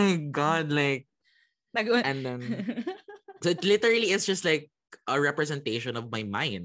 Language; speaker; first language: English; non-native, local second language; Cebuano